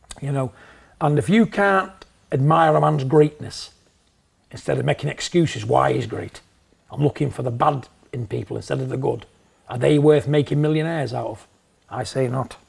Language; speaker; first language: English; native; English